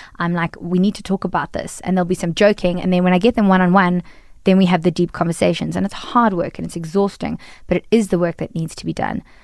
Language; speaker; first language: English; native; English